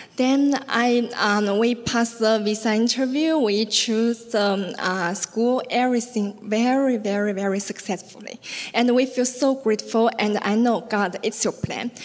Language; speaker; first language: English; non-native, learner; Chinese